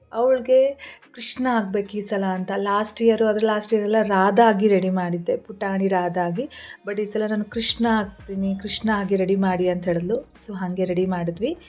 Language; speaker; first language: Kannada; native; Kannada